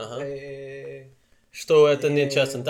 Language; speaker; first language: Russian; non-native, learner; Malayalam